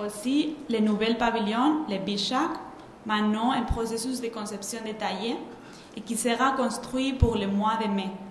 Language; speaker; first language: French; non-native, fluent; Spanish